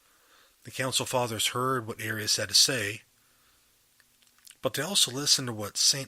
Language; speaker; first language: English; native; English